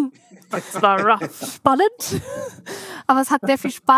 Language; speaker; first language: German; native; German